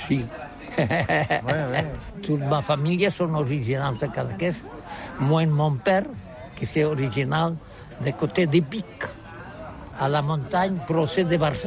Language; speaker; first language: French; non-native, learner; Catalan